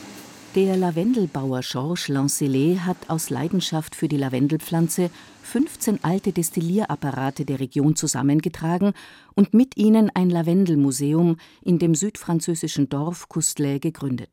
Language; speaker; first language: German; native; German